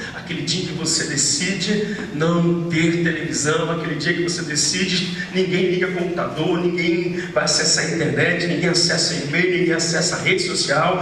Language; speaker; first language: Portuguese; native; Portuguese